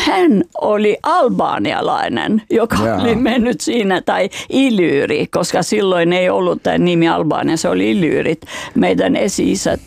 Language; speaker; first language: Finnish; non-native, fluent; Albanian